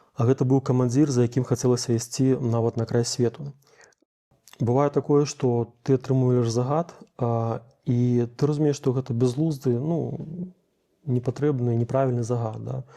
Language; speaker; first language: Belarusian; native; Belarusian